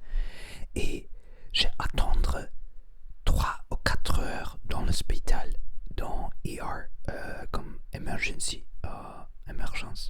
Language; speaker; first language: French; non-native, learner; Spanish